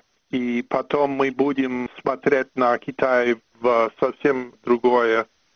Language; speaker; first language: Russian; non-native, fluent; English